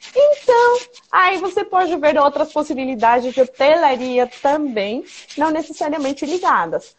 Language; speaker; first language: Portuguese; non-native, fluent; Spanish